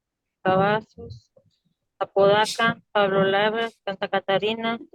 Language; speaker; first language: Spanish; native; Spanish